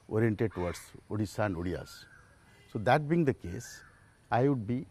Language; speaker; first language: English; non-native, local second language; Odia